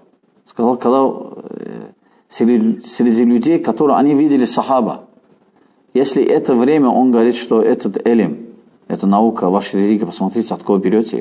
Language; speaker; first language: Russian; non-native, fluent; Azerbaijani